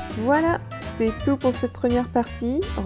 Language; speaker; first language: French; native; French